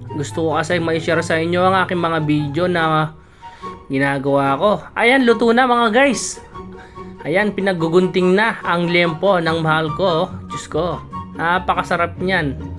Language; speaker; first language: Filipino; non-native, local second language; Pampanga